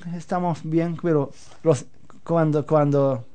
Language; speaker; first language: Spanish; non-native, learner; Japanese